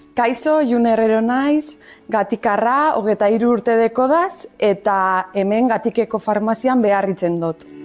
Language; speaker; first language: Basque; native; Basque